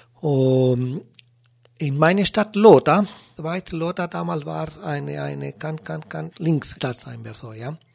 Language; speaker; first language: German; non-native, learner; Spanish